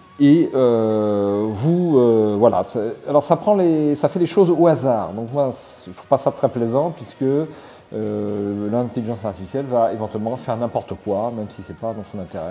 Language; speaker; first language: French; native; French